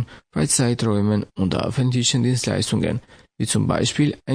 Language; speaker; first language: German; non-native, fluent; Albanian